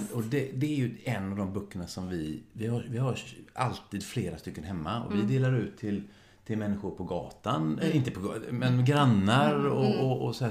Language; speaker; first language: Swedish; non-native, fluent; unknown